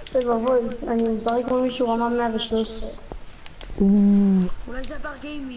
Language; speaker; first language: Hebrew; native; Hebrew